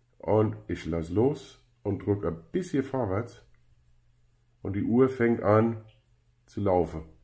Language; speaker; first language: German; non-native, fluent; English